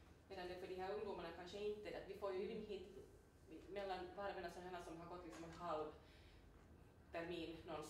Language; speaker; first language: Swedish; native; Swedish